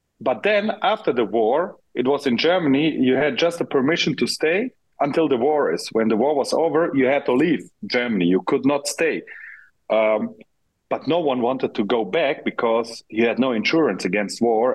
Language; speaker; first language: English; non-native, fluent; German